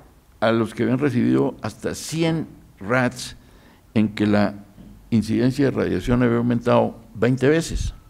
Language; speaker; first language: Spanish; native; Spanish